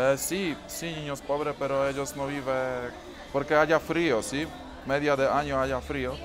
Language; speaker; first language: Spanish; non-native, learner; Polish